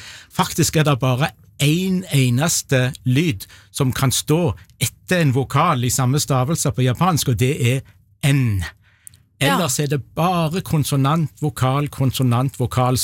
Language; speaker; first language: Norwegian; native; Norwegian